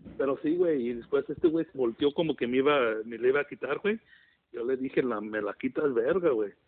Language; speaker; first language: Spanish; early bilingual, heritage; Spanish